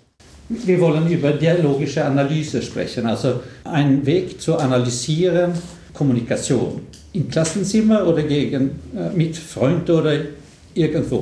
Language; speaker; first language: German; non-native, fluent; Swedish